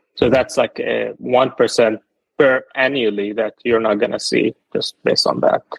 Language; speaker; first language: English; non-native, fluent; Arabic